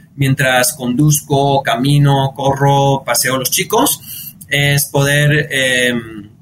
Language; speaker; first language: Spanish; early bilingual, heritage; Spanish